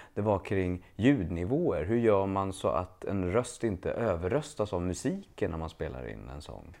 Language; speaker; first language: Swedish; native; Swedish